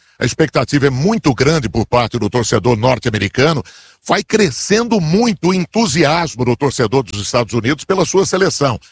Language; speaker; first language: Portuguese; native; Portuguese